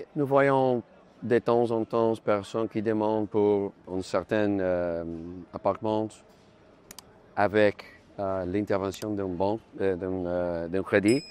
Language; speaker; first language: French; non-native, learner; Spanish